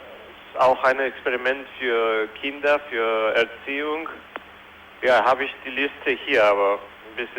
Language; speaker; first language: German; non-native, fluent; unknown